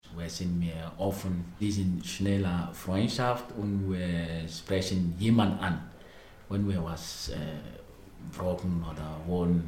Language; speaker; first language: German; non-native, fluent; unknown